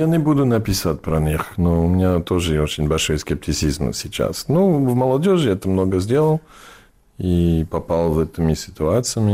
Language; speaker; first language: Russian; non-native, fluent; English